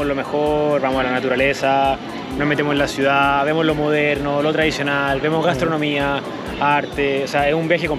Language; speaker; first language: Spanish; native; Spanish